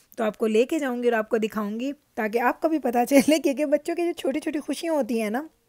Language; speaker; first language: Urdu; native; Urdu